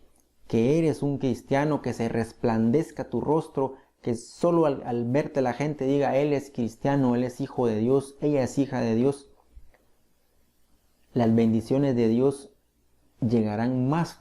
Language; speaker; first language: Spanish; native; Spanish